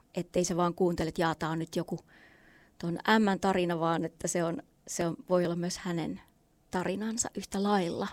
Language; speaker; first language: Finnish; native; Finnish